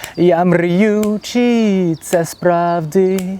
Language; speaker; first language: Ukrainian; non-native, learner; English